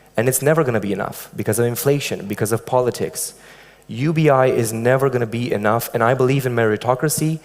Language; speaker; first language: English; non-native, fluent; Romanian